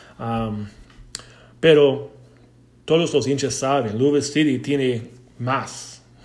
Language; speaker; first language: Spanish; non-native, learner; English